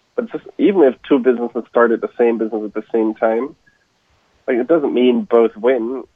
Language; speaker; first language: English; non-native, fluent; German